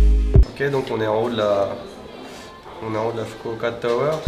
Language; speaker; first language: French; native; French